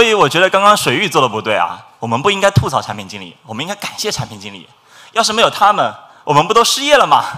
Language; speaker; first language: Chinese; native; Chinese